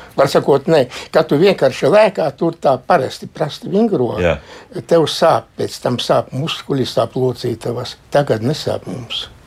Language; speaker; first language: Latvian; native; Latvian